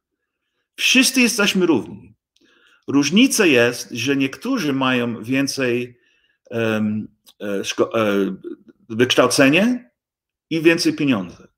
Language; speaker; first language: Polish; early bilingual, heritage; English